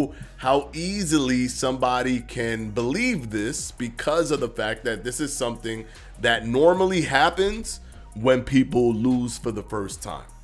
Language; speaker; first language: English; native; English